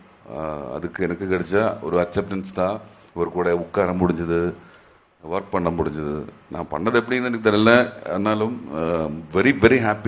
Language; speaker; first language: Tamil; non-native, learner; Malayalam